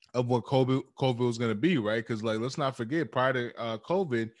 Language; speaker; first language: English; early bilingual, other home language; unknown